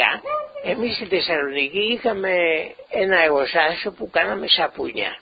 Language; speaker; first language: Greek; non-native, local second language; Ladino